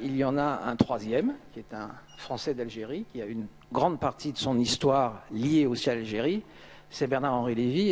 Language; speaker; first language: French; native; French